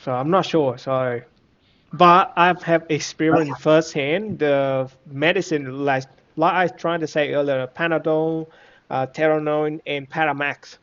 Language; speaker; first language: English; non-native, fluent; Vietnamese